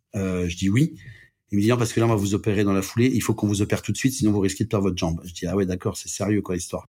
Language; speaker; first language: French; native; French